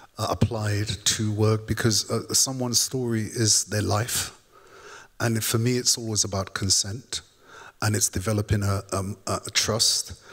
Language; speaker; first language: English; native; English